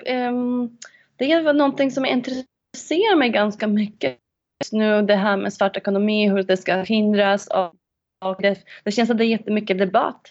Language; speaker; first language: Swedish; non-native, fluent; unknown